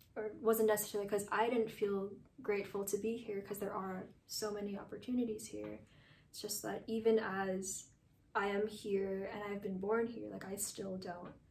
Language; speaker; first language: English; native; English